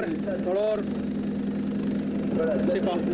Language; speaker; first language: French; non-native, local second language; Dutch